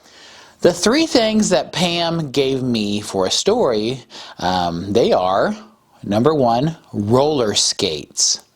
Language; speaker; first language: English; native; English